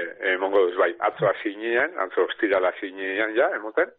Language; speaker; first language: Basque; native; Basque